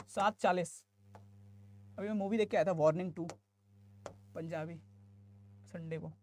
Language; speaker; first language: Hindi; native; Hindi